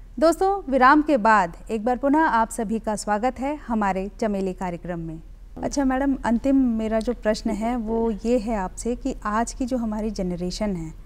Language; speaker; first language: Hindi; non-native, local second language; Telugu